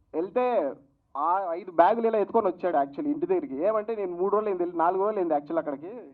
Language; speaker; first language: Telugu; native; Telugu